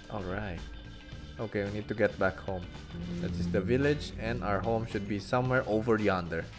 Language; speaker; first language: English; non-native, local second language; Filipino